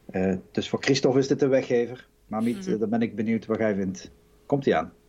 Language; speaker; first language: Dutch; native; Dutch